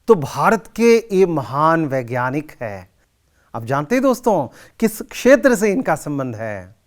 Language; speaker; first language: Hindi; non-native, local second language; Kannada